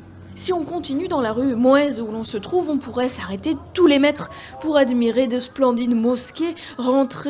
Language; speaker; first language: French; native; French